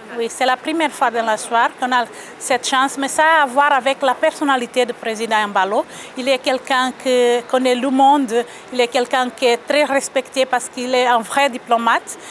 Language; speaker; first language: French; non-native, fluent; Portuguese